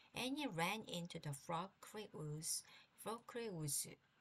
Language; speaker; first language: English; non-native, fluent; Korean